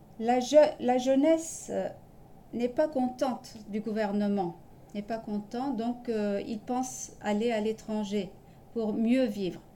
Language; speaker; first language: French; early bilingual, other home language; Turkish